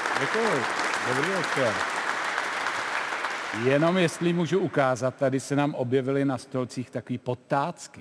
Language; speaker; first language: Czech; non-native, fluent; Italian